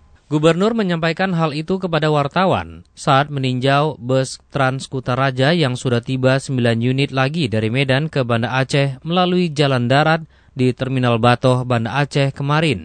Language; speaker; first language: Indonesian; native; Indonesian